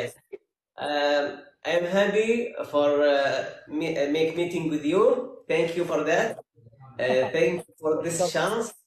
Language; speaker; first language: English; non-native, learner; Arabic